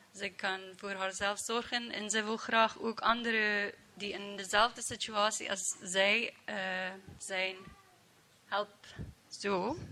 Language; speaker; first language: Dutch; non-native, learner; English